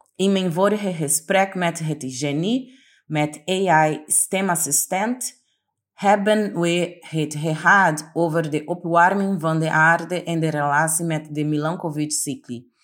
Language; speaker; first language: Dutch; non-native, fluent; Portuguese